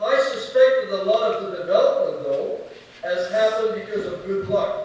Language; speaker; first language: English; native; English